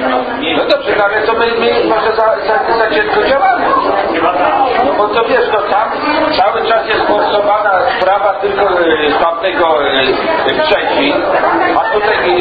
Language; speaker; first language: Polish; native; Polish